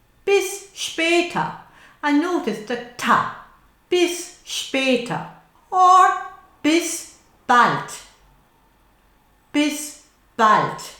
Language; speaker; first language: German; non-native, fluent; English